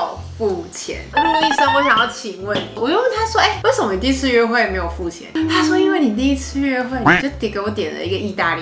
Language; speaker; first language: Chinese; native; Chinese